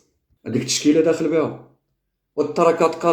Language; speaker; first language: Arabic; native; Arabic